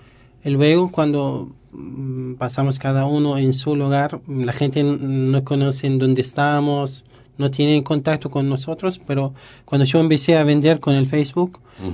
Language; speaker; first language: Spanish; non-native, learner; Arabic